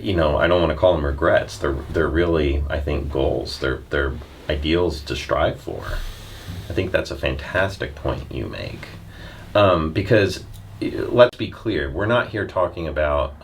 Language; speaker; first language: English; native; English